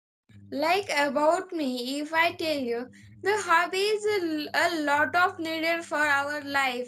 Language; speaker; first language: English; non-native, learner; Marathi